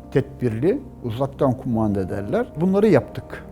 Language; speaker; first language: Turkish; native; Turkish